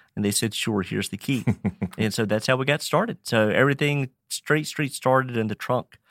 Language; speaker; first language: English; native; English